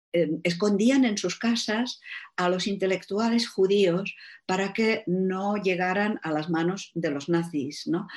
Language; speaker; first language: Spanish; non-native, fluent; Czech